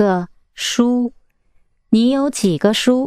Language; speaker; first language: Chinese; non-native, learner; English